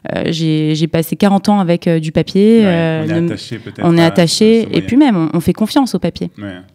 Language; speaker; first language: French; native; French